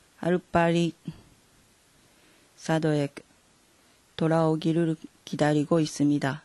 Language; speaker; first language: Korean; non-native, fluent; Japanese